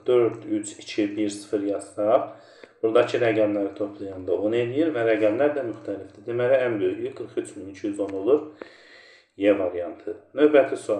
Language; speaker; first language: Azerbaijani; native; Azerbaijani